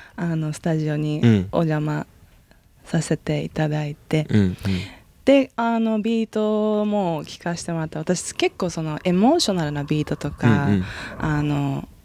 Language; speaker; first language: Japanese; native; Japanese